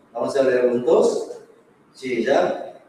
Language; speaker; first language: Spanish; non-native, fluent; Korean